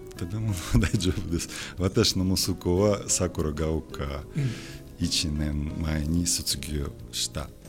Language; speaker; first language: Japanese; non-native, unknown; Russian